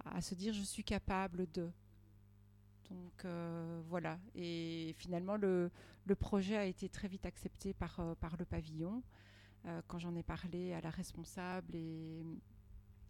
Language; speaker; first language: French; native; French